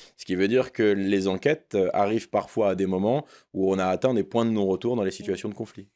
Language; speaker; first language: French; native; French